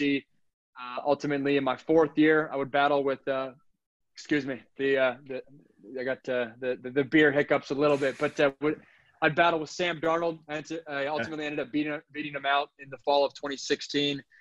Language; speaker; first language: English; native; English